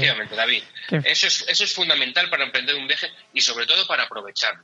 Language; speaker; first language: Spanish; native; Spanish